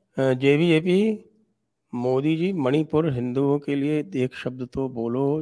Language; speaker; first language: Hindi; native; Hindi